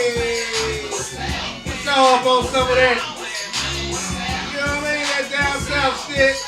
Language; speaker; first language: English; native; English